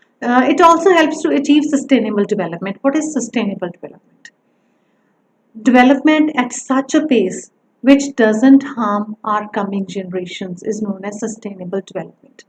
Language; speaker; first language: English; non-native, local second language; Punjabi